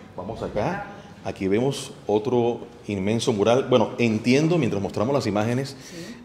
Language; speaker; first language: Spanish; native; Spanish